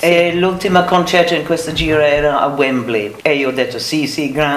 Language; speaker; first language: Italian; non-native, learner; English